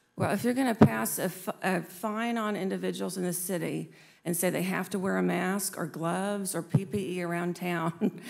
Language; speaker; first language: English; native; English